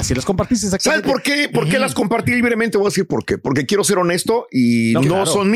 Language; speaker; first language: Spanish; native; Spanish